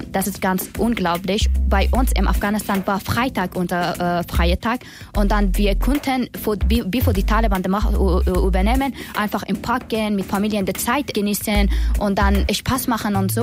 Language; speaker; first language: German; non-native, learner; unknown